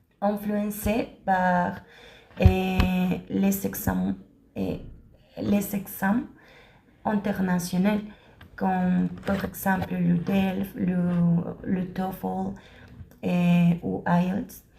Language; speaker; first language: French; non-native, learner; Spanish